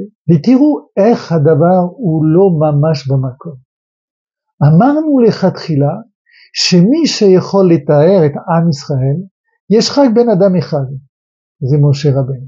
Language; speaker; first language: Hebrew; non-native, fluent; French